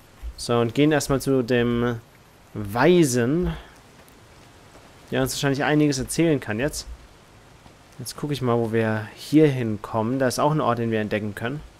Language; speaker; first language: German; native; German